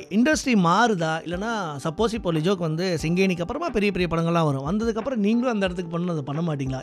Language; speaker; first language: Tamil; native; Tamil